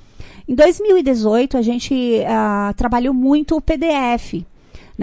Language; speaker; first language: Portuguese; native; Portuguese